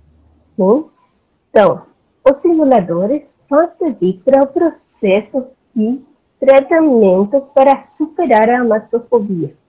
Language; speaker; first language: Portuguese; non-native, learner; Spanish